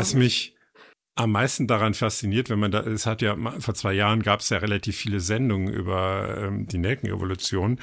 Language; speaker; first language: German; native; German